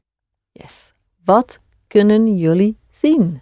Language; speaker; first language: Dutch; non-native, fluent; English